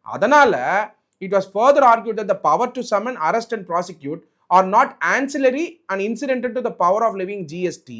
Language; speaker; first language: English; non-native, local second language; Tamil